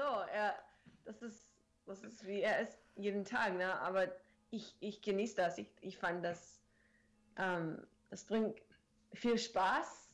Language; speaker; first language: German; non-native, learner; English